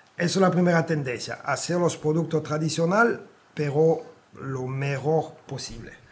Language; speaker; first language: Spanish; non-native, fluent; French